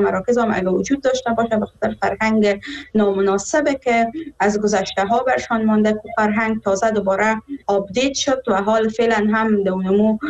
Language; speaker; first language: Persian; native; Persian